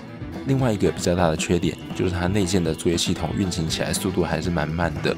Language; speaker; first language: Chinese; native; Chinese